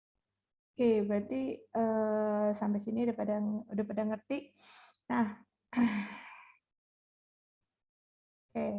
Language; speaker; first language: Indonesian; native; Indonesian